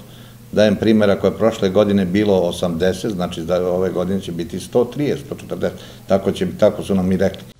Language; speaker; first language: Serbian; native; Serbian